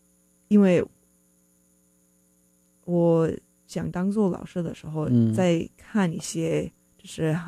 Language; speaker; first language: Chinese; non-native, fluent; English